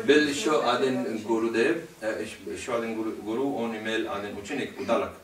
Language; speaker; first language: Russian; non-native, learner; Hindi